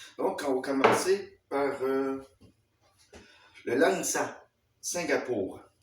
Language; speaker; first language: French; native; French